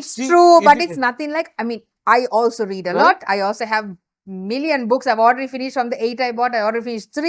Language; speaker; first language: English; non-native, local second language; Sinhala